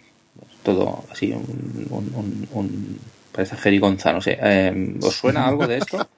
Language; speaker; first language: Spanish; native; Spanish